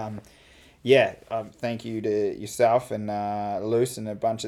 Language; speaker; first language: English; native; English